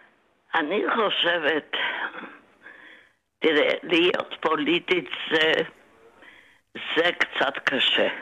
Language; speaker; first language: Hebrew; non-native, fluent; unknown